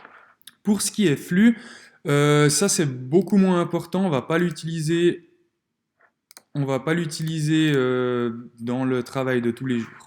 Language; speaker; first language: French; native; French